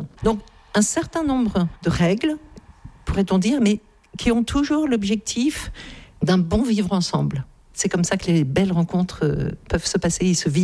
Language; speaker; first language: French; native; French